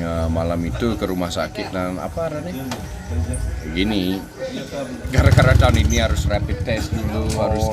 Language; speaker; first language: Indonesian; non-native, fluent; English